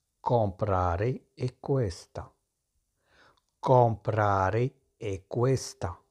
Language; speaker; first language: Italian; non-native, fluent; Arabic